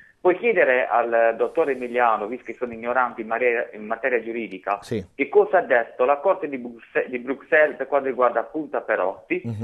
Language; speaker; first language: Italian; native; Italian